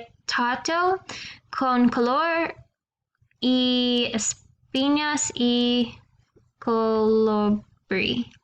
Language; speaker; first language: Spanish; non-native, learner; English